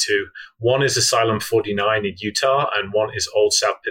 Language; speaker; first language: English; native; English